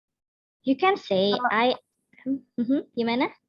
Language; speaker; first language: English; non-native, learner; Indonesian